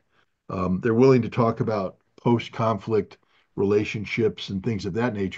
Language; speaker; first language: English; native; English